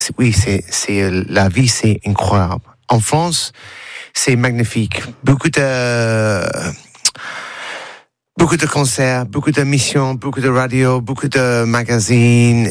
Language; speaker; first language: French; non-native, learner; English